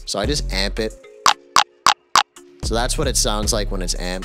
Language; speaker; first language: English; native; English